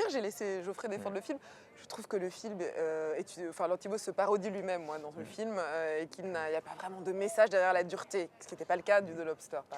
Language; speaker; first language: French; native; French